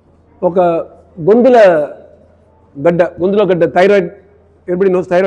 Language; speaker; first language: Telugu; non-native, learner; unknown